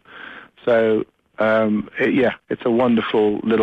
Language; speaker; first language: English; native; English